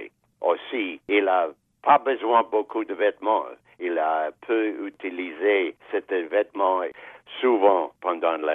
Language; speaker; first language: French; non-native, fluent; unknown